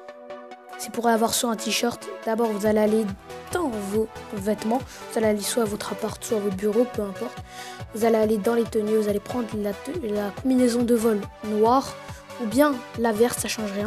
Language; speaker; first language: French; native; French